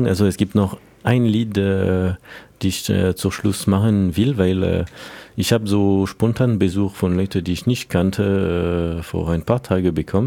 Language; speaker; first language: German; non-native, fluent; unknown